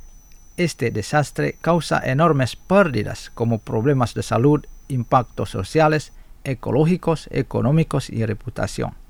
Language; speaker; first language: Spanish; non-native, fluent; Indonesian